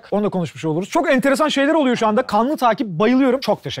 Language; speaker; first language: Turkish; native; Turkish